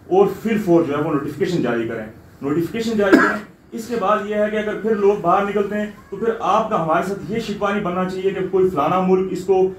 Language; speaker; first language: Urdu; non-native, local second language; Punjabi